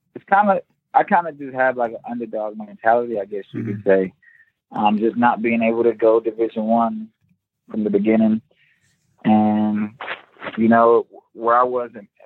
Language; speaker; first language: English; native; English